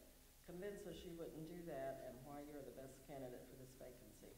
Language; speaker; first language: English; native; English